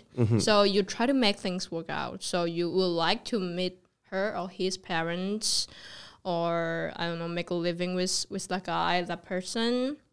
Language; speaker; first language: English; non-native, fluent; Chinese